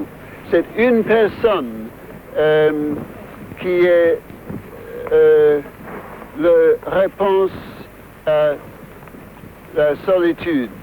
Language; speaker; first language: French; non-native, fluent; English